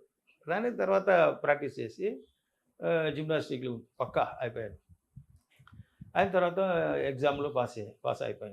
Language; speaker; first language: Telugu; non-native, learner; Tamil